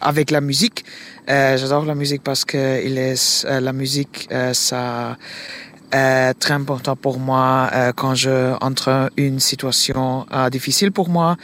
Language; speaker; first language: French; non-native, learner; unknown